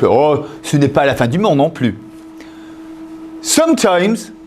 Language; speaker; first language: French; non-native, fluent; English